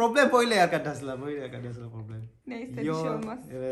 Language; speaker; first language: Turkish; non-native, learner; Indonesian